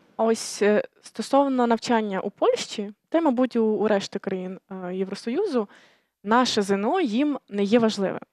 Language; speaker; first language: Ukrainian; native; Ukrainian